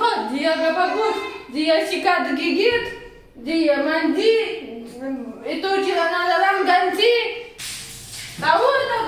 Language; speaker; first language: Indonesian; non-native, learner; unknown